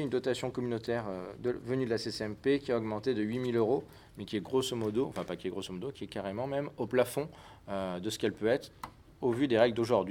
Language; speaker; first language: French; native; French